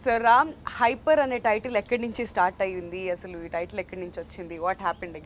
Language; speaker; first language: Telugu; native; Telugu